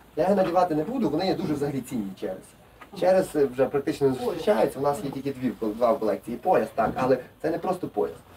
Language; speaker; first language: Ukrainian; native; Ukrainian